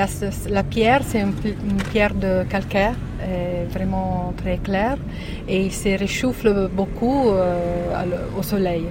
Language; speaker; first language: French; non-native, learner; Italian